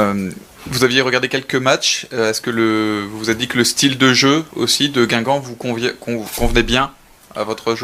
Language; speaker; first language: French; native; French